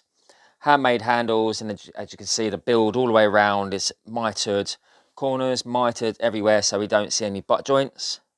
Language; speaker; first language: English; native; English